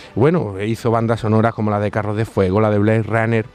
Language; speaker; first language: Spanish; native; Spanish